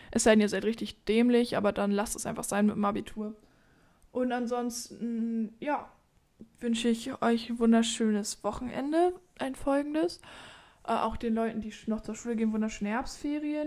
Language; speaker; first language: German; native; German